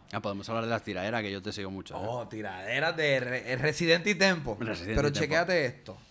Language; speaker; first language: Spanish; native; Spanish